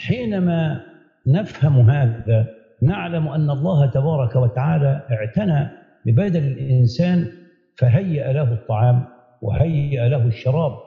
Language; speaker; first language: Arabic; native; Arabic